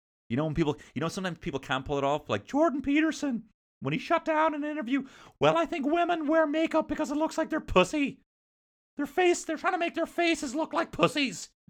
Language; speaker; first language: English; native; English